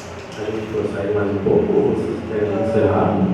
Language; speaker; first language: Portuguese; native; Portuguese